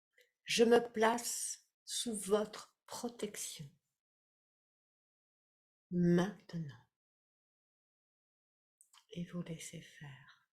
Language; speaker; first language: French; native; French